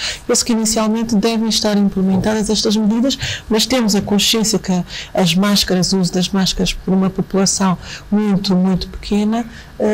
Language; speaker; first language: Portuguese; native; Portuguese